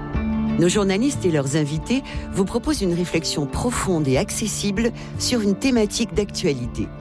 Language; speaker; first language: French; native; French